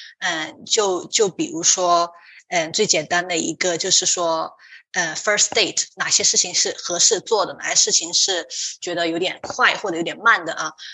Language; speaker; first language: Chinese; native; Chinese